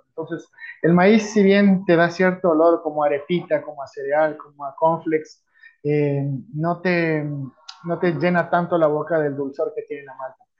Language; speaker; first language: Spanish; native; Spanish